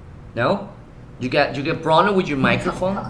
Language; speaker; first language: English; non-native, fluent; Spanish